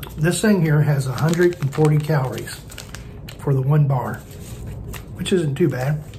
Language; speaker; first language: English; native; English